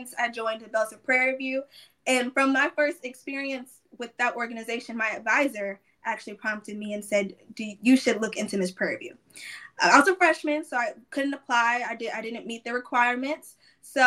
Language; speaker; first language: English; native; English